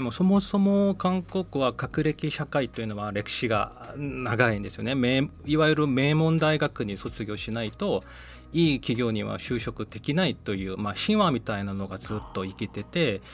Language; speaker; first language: Japanese; non-native, fluent; Korean